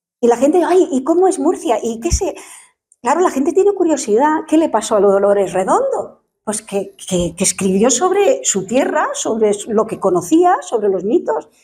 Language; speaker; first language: Spanish; non-native, fluent; English